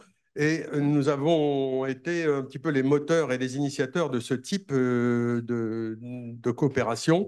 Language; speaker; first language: French; native; French